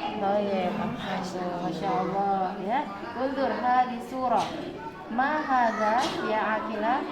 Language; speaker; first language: Arabic; non-native, learner; Indonesian